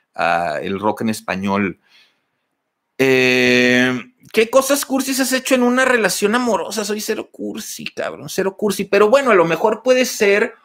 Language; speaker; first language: Spanish; native; Spanish